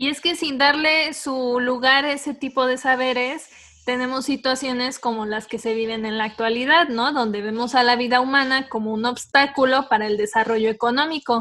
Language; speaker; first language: Spanish; native; Spanish